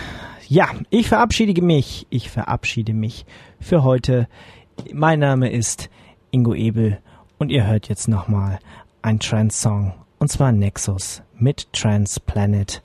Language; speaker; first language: German; native; German